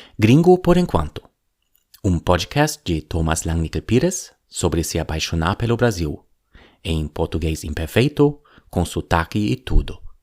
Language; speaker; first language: Portuguese; non-native, fluent; German